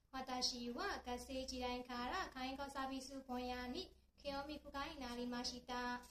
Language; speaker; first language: Japanese; non-native, learner; Burmese